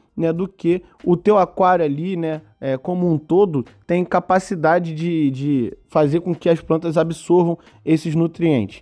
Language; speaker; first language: Portuguese; native; Portuguese